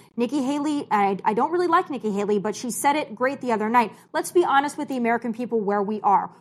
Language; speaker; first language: English; native; English